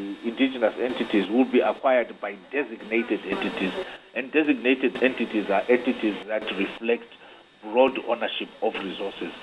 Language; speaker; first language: English; non-native, local second language; Shona